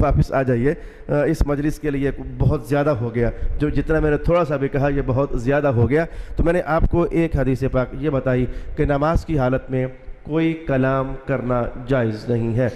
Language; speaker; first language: Urdu; non-native, local second language; Punjabi